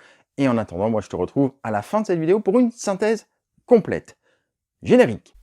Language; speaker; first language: French; native; French